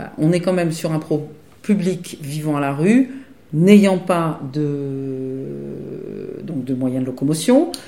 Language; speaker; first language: French; native; French